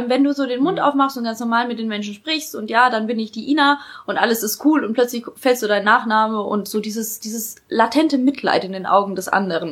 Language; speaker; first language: German; early bilingual, other home language; Polish